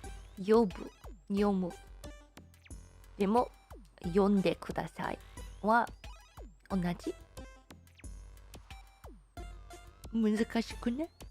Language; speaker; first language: Japanese; non-native, learner; English